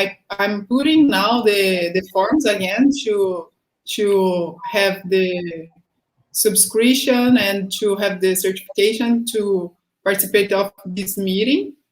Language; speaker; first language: English; non-native, fluent; Portuguese